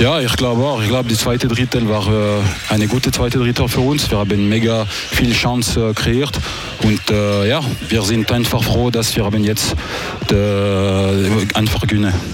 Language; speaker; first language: German; non-native, local second language; French